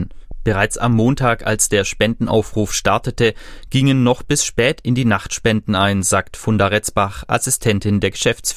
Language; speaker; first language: German; native; German